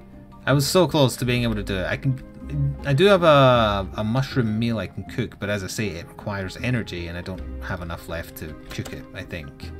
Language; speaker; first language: English; native; English